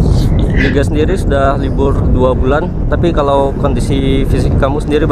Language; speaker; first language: Indonesian; native; Indonesian